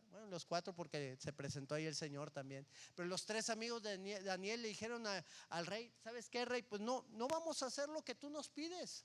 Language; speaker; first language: Spanish; native; Spanish